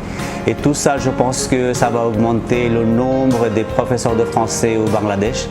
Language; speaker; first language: French; non-native, fluent; Bangla